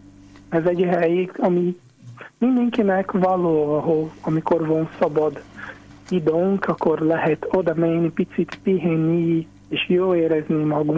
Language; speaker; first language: Hungarian; non-native, learner; Portuguese